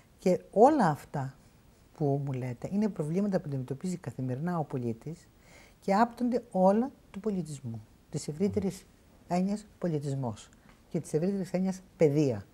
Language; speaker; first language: Greek; native; Greek